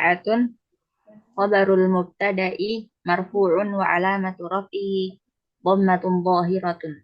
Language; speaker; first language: Arabic; non-native, learner; Indonesian